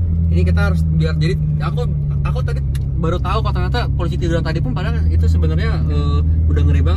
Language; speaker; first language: Indonesian; native; Indonesian